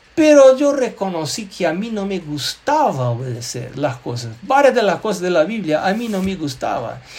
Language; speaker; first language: Spanish; non-native, fluent; Portuguese